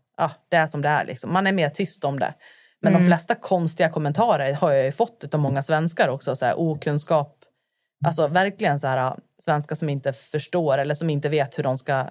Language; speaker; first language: Swedish; early bilingual, other home language; Turoyo